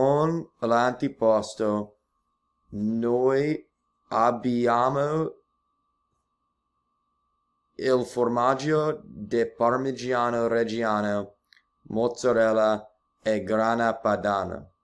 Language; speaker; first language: Italian; non-native, learner; English